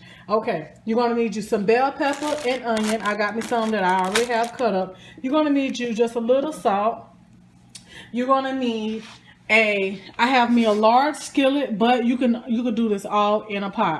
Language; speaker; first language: English; native; English